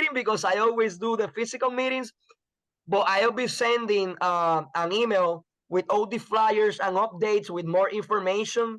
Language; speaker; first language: English; non-native, fluent; Spanish